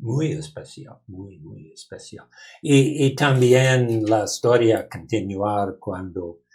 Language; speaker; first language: Spanish; non-native, learner; English